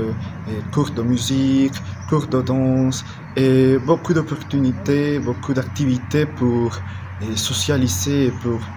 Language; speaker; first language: French; non-native, learner; Spanish